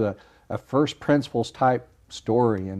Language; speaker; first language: English; native; English